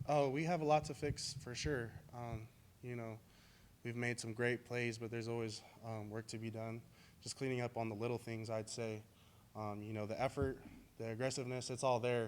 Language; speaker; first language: English; native; English